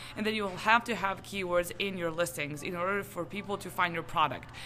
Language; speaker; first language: English; non-native, fluent; Serbian